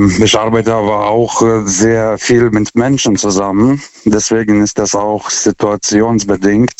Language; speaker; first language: German; non-native, fluent; Lithuanian